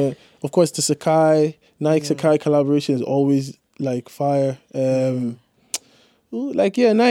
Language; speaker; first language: English; native; English